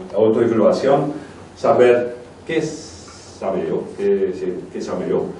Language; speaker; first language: Spanish; non-native, fluent; Dutch